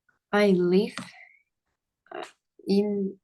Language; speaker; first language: English; non-native, learner; Russian